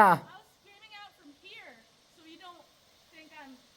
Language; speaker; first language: English; native; English